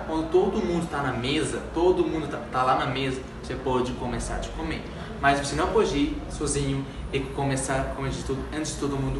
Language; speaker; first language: Portuguese; non-native, fluent; Arabic